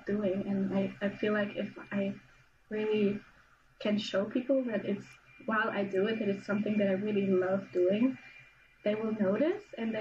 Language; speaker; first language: English; non-native, fluent; German